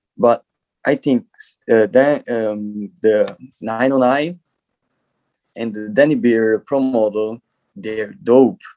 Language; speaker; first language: English; non-native, learner; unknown